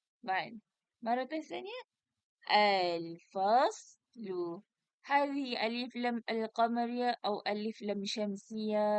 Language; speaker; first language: Arabic; non-native, learner; Malay